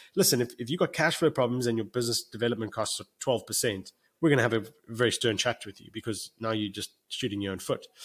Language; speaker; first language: English; native; English